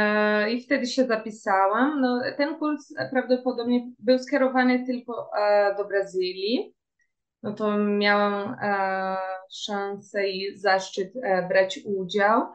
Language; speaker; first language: Polish; early bilingual, heritage; Portuguese